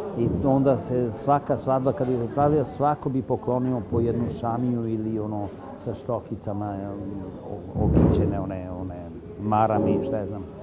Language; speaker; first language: Serbian; non-native, local second language; Gurani